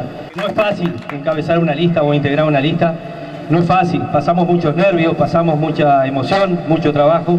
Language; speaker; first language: Spanish; native; Spanish